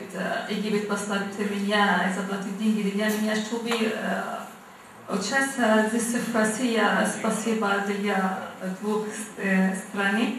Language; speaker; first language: Russian; non-native, learner; Arabic